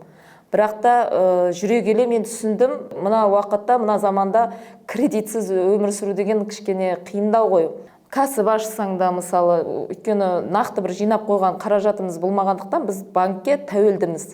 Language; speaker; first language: Kazakh; native; Kazakh